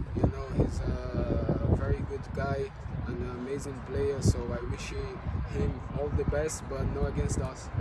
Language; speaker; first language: English; non-native, learner; Portuguese